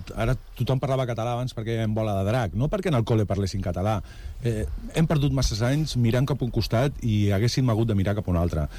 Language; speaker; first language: Catalan; native; Catalan